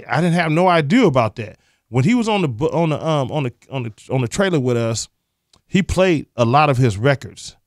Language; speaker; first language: English; native; English